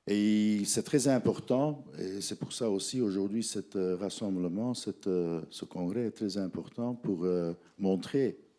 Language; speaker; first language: French; non-native, fluent; Dutch